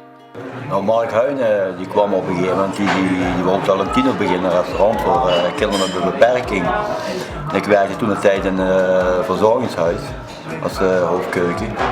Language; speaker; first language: Dutch; native; Dutch